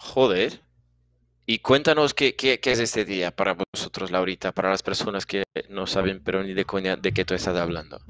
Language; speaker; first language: Spanish; non-native, fluent; Portuguese